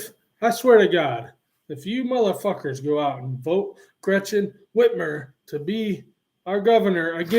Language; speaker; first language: English; native; English